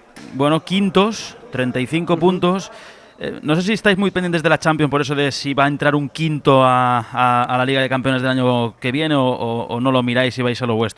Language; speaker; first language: Spanish; native; Spanish